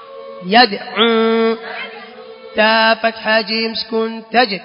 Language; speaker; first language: Arabic; non-native, learner; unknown